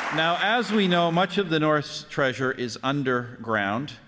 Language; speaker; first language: English; native; English